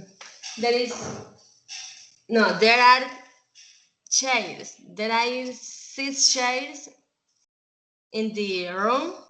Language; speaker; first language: English; non-native, learner; Spanish